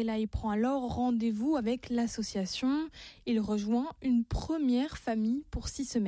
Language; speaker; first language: French; native; French